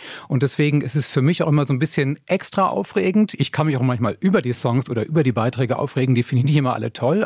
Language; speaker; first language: German; native; German